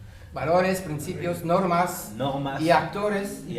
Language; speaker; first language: Spanish; non-native, fluent; French